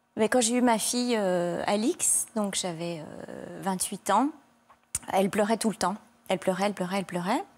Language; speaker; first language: French; native; French